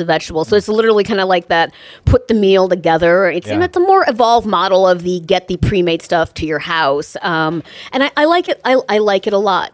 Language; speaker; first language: English; native; English